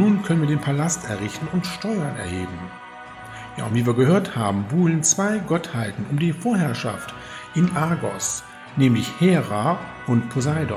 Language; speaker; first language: German; native; German